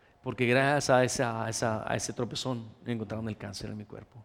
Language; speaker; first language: Spanish; native; Spanish